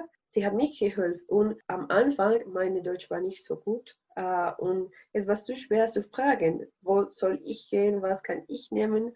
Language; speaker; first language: German; non-native, learner; Spanish